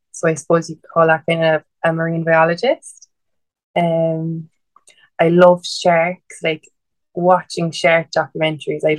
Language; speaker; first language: English; native; English